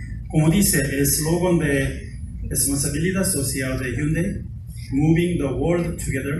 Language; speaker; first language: Spanish; non-native, fluent; Korean